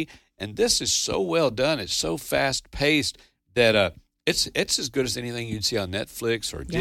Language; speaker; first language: English; native; English